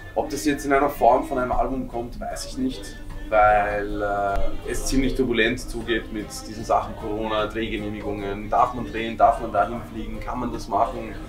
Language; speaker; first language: German; early bilingual, other home language; Serbian